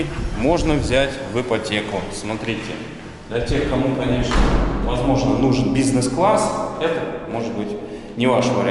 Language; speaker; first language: Russian; native; Russian